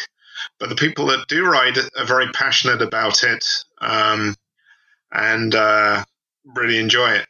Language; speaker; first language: English; native; English